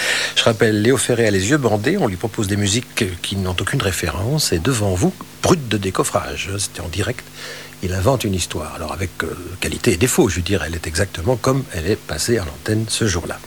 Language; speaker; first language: French; native; French